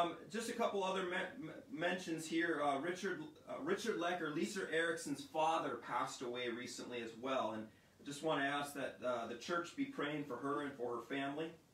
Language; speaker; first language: English; native; English